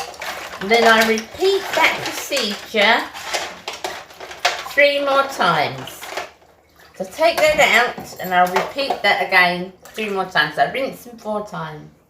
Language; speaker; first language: English; native; English